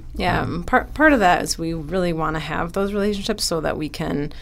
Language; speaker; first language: English; native; English